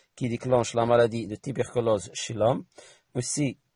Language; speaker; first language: French; non-native, local second language; Arabic